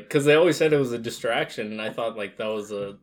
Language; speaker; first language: English; early bilingual, other home language; Spanish